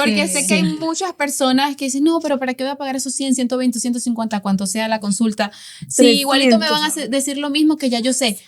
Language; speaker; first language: Spanish; native; Spanish